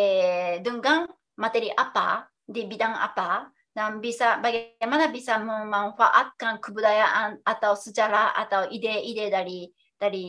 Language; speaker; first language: Indonesian; non-native, fluent; Japanese